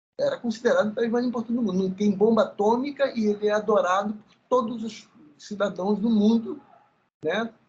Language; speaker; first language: Portuguese; early bilingual, other home language; Spanish